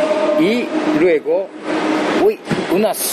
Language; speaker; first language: Spanish; non-native, learner; Japanese